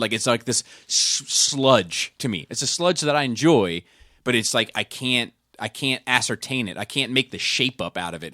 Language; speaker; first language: English; native; English